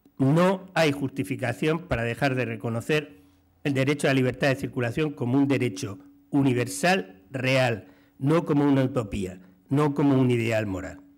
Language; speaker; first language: Spanish; native; Spanish